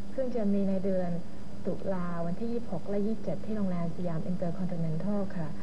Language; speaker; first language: Thai; native; Thai